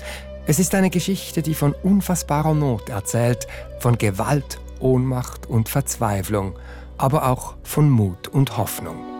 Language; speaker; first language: German; native; German